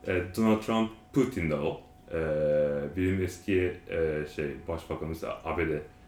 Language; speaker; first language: Turkish; non-native, learner; Japanese